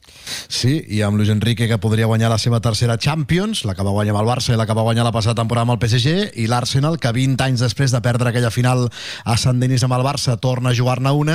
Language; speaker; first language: Catalan; native; Catalan